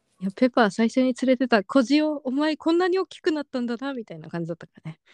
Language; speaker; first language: Japanese; native; Japanese